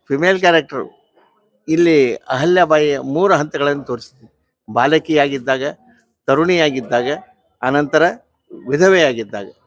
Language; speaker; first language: Kannada; non-native, local second language; Marathi